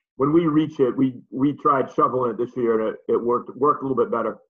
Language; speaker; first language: English; native; English